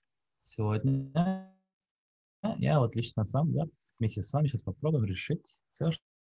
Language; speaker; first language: Russian; non-native, fluent; Korean